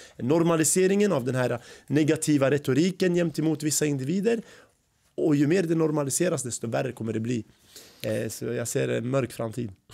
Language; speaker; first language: Swedish; early bilingual, other home language; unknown